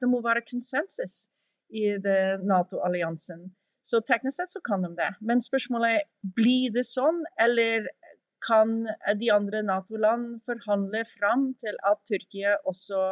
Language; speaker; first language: Norwegian; early bilingual, heritage; English